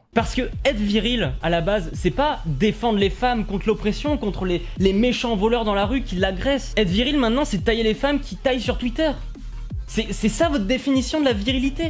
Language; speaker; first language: French; native; French